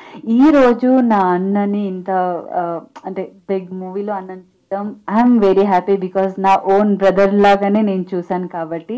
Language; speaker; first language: Telugu; non-native, local second language; Hindi